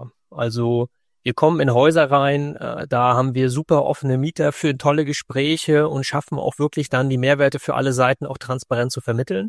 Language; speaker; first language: German; native; German